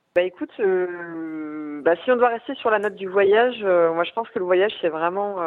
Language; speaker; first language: French; native; French